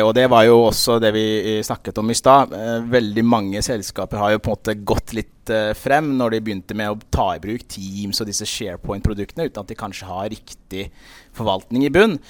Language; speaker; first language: Norwegian; early bilingual, other home language; Punjabi